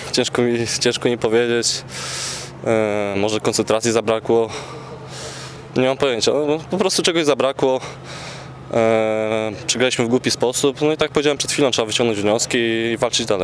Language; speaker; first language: Polish; native; Polish